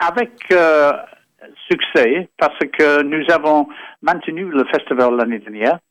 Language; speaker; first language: French; non-native, fluent; English